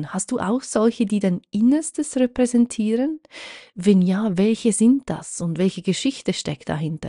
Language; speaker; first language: German; native; German